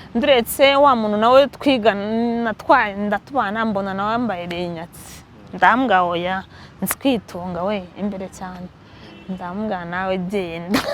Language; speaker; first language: Kinyarwanda; early bilingual, heritage; Kinyarwanda